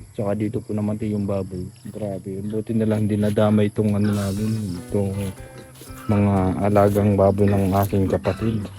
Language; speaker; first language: Filipino; non-native, local second language; Bikol